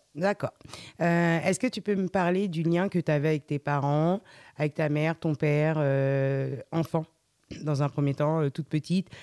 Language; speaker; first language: French; early bilingual, other home language; Fula